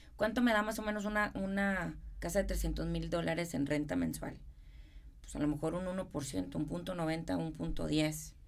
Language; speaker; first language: Spanish; native; Spanish